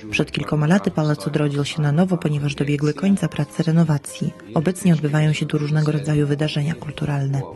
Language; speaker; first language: Polish; native; Polish